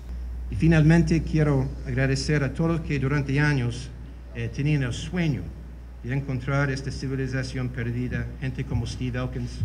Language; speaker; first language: Spanish; non-native, fluent; English